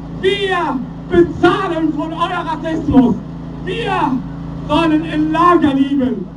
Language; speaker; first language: German; non-native, learner; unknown